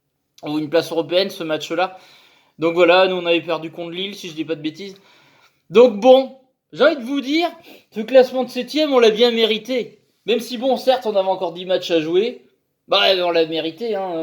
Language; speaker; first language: French; native; French